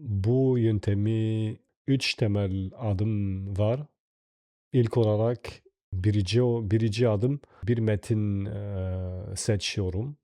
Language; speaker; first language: Turkish; non-native, learner; French